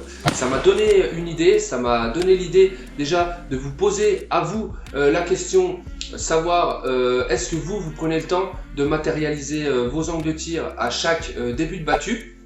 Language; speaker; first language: French; native; French